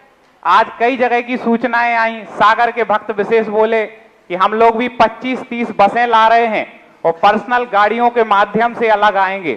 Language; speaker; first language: Hindi; native; Hindi